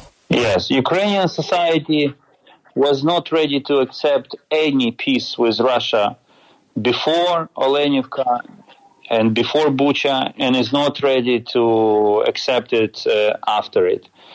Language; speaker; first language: English; non-native, fluent; Ukrainian